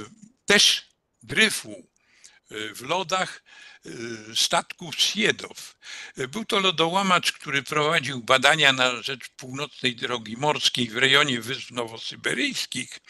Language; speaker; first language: Polish; native; Polish